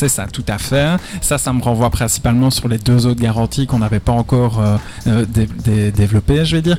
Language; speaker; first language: French; native; French